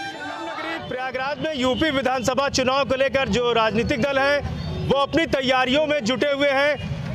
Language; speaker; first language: Hindi; native; Hindi